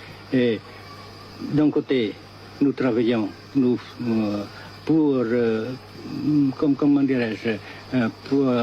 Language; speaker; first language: French; non-native, fluent; Vietnamese